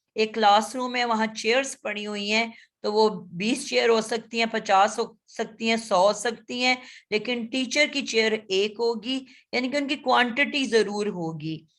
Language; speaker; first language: Urdu; native; Urdu